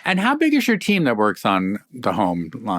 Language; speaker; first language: English; native; English